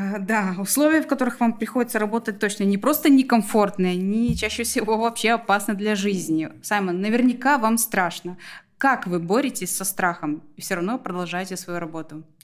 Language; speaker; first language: Russian; native; Russian